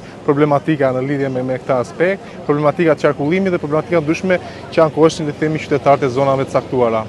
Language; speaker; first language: Albanian; native; Albanian